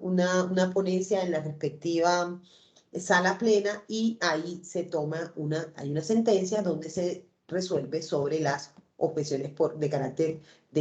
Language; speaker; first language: Spanish; native; Spanish